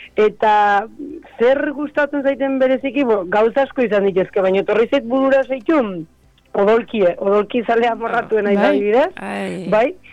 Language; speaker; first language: Basque; native; Basque